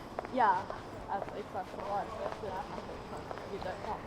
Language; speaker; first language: German; non-native, fluent; Ukrainian